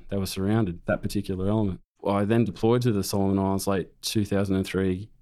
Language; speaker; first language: English; native; English